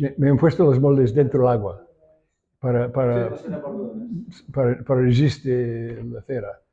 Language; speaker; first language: Spanish; non-native, learner; English